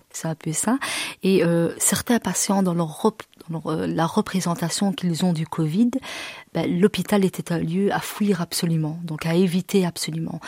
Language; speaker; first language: French; early bilingual, other home language; Arabic